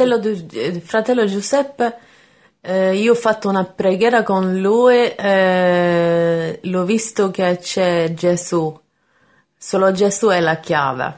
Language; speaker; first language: Italian; non-native, learner; Norwegian